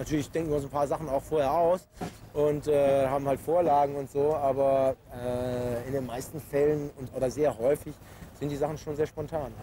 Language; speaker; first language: German; native; German